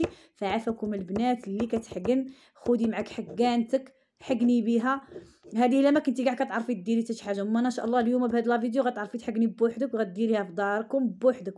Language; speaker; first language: Arabic; native; Arabic